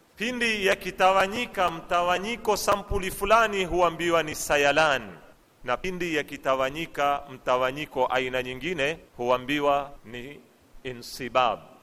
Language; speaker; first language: Swahili; native; Swahili